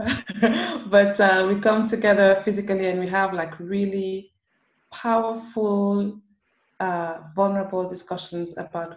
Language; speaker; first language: English; non-native, local second language; French